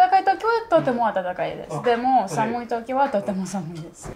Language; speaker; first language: Japanese; non-native, fluent; Russian